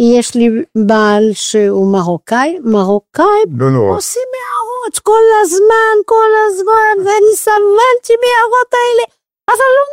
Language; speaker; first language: Hebrew; non-native, fluent; French